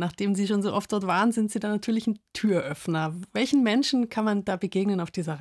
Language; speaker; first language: German; native; German